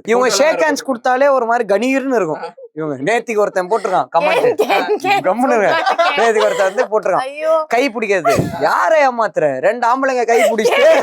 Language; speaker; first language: Tamil; native; Tamil